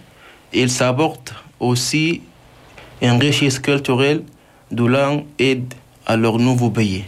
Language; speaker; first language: French; non-native, learner; Arabic